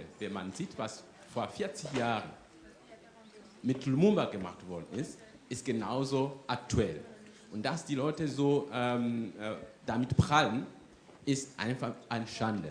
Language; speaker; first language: German; non-native, fluent; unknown